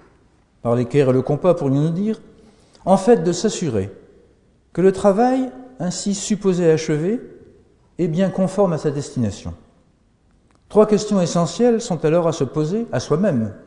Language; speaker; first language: French; native; French